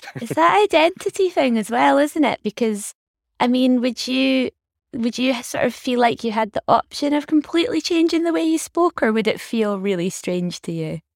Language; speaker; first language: English; native; English